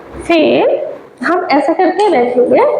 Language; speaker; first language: Hindi; non-native, local second language; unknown